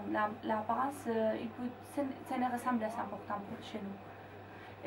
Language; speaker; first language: French; non-native, fluent; Spanish